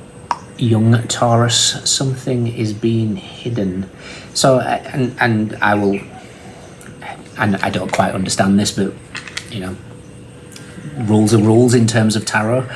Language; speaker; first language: English; native; English